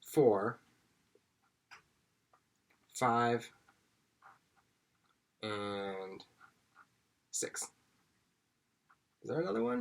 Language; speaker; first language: English; native; English